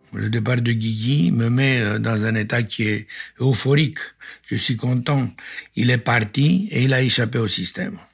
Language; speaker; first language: French; non-native, fluent; Romanian